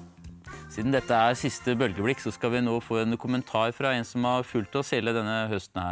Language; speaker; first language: Norwegian; native; Norwegian